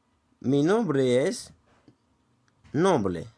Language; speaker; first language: Spanish; non-native, learner; Haitian Creole